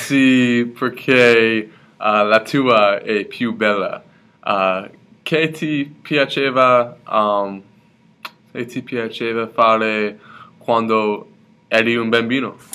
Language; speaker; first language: Italian; non-native, learner; English